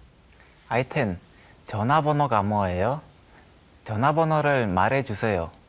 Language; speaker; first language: Korean; non-native, learner; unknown